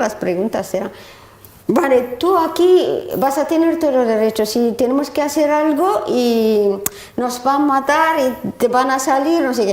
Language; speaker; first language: Spanish; non-native, learner; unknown